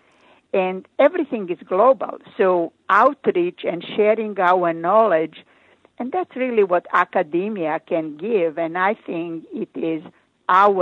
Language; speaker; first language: English; non-native, fluent; Croatian